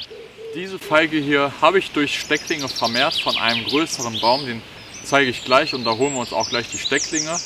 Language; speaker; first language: German; native; German